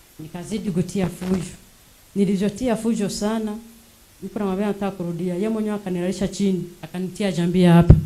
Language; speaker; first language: Swahili; non-native, local second language; Rundi